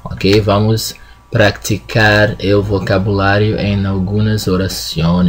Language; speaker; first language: Spanish; non-native, fluent; Portuguese